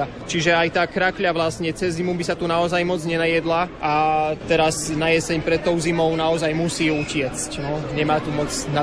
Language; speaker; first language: Slovak; native; Slovak